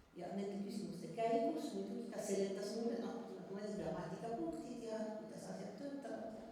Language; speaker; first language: Estonian; non-native, fluent; French